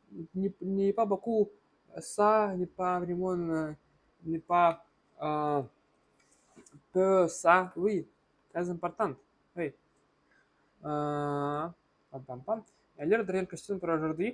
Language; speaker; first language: French; non-native, learner; Russian